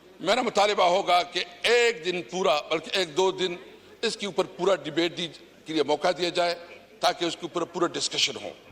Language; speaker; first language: Urdu; non-native, local second language; Pashto